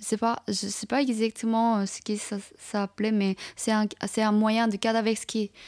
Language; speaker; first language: French; non-native, fluent; Chinese